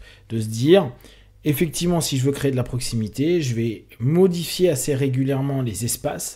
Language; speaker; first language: French; native; French